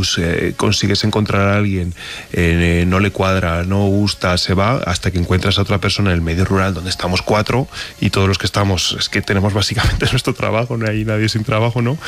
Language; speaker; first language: Spanish; native; Spanish